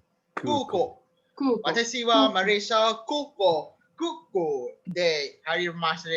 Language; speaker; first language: Japanese; non-native, learner; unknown